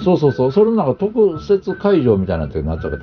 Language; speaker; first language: Japanese; native; Japanese